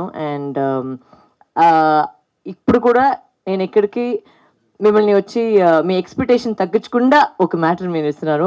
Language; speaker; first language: Telugu; non-native, local second language; Tamil